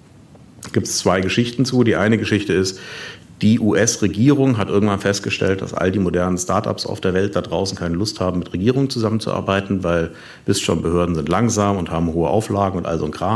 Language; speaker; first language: German; native; German